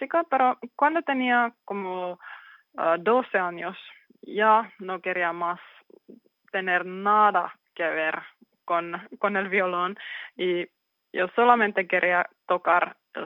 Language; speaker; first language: Spanish; non-native, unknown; Finnish